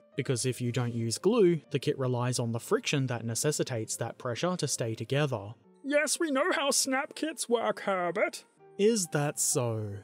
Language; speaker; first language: English; native; English